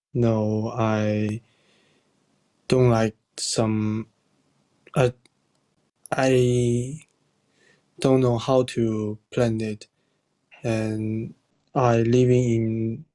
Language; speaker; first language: English; non-native, learner; Chinese